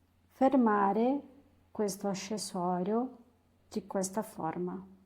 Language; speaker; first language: Italian; non-native, fluent; Portuguese